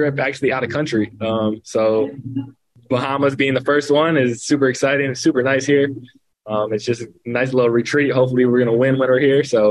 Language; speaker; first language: English; native; English